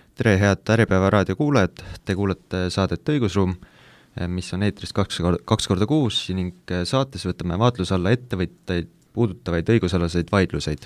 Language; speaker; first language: Estonian; native; Estonian